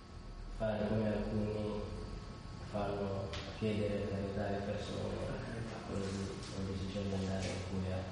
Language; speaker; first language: Italian; non-native, learner; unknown